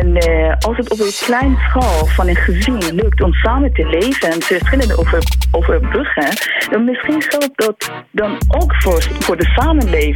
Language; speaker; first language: Dutch; non-native, fluent; Persian